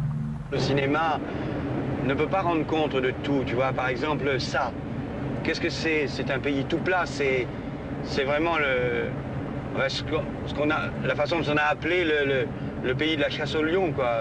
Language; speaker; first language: French; native; French